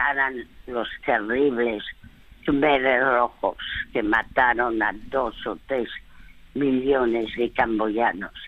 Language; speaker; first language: Spanish; early bilingual, other home language; French